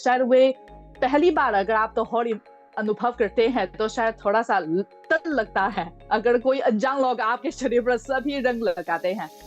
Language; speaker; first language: Hindi; non-native, fluent; Chinese